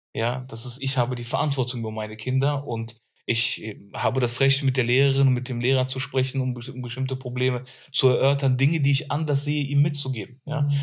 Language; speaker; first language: German; early bilingual, other home language; Arabic